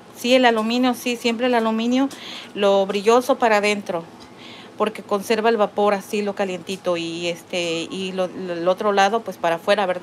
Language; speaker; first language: Spanish; native; Spanish